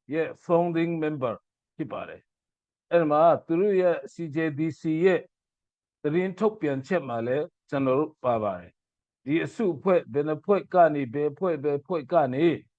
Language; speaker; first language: Burmese; non-native, local second language; Mizo